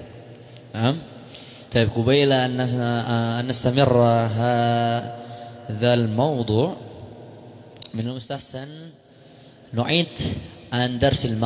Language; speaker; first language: Arabic; non-native, fluent; Indonesian